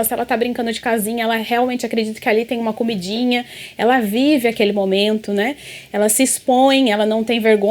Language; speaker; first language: Portuguese; native; Portuguese